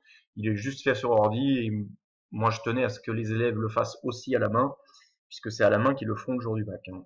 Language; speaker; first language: French; native; French